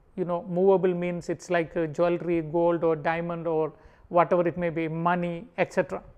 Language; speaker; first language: English; non-native, local second language; Malayalam